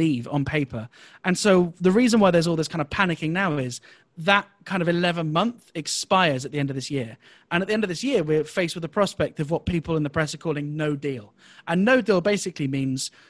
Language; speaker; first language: English; native; English